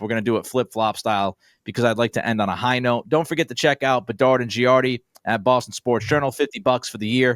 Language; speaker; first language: English; native; English